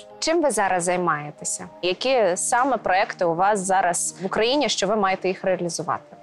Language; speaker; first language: Ukrainian; native; Ukrainian